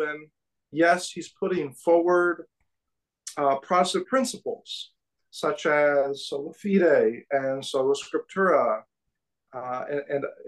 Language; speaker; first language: English; native; English